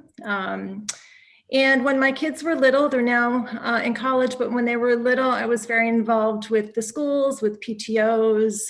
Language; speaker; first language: English; native; English